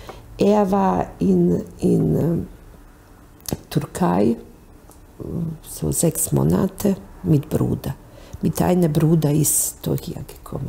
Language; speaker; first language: German; non-native, learner; Bosnian